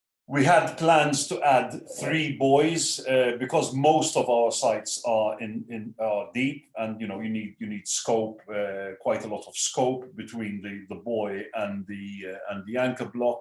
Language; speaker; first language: English; non-native, local second language; Maltese